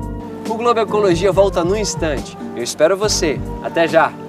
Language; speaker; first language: Portuguese; native; Portuguese